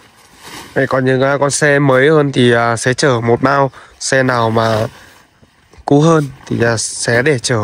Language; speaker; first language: Vietnamese; native; Vietnamese